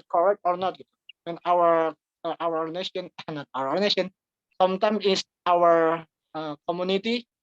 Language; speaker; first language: English; non-native, learner; Indonesian